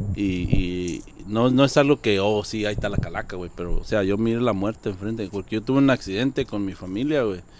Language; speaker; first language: Spanish; native; Spanish